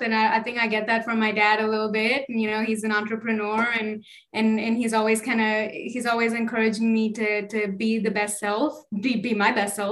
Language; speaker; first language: English; non-native, local second language; Kannada